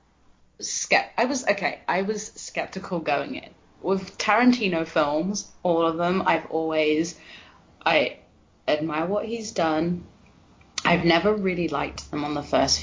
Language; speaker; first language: English; native; English